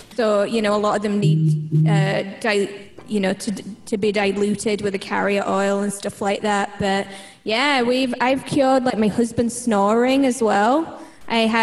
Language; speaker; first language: English; native; English